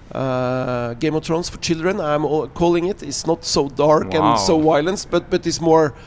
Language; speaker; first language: English; non-native, fluent; Norwegian